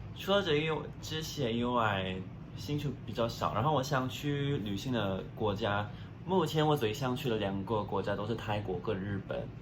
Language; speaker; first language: Chinese; non-native, fluent; English